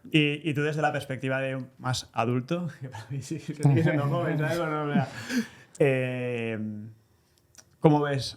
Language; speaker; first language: Spanish; native; Spanish